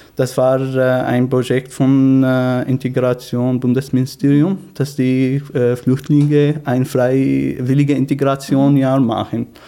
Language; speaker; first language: German; non-native, learner; Arabic